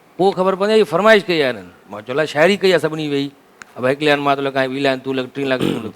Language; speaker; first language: Sindhi; native; Sindhi